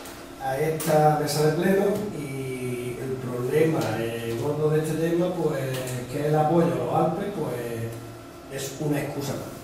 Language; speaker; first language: Spanish; native; Spanish